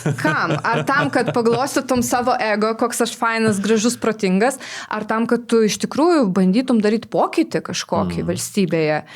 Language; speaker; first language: Lithuanian; non-native, local second language; Polish